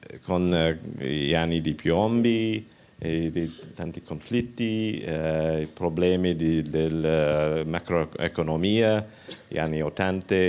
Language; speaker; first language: Italian; non-native, learner; English